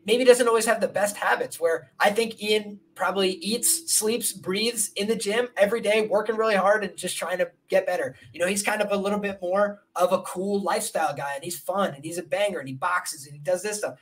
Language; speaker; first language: English; native; English